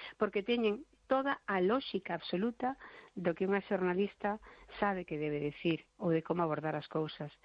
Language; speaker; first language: Galician; non-native, local second language; Spanish